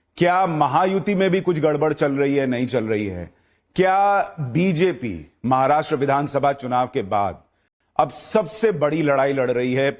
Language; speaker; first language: Hindi; native; Hindi